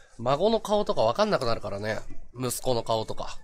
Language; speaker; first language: Japanese; native; Japanese